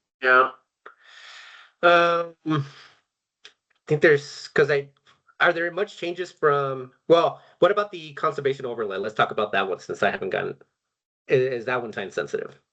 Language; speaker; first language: English; native; English